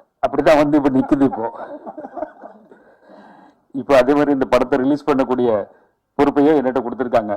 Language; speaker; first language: Tamil; non-native, fluent; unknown